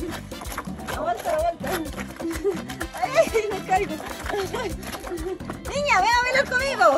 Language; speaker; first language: Spanish; native; Spanish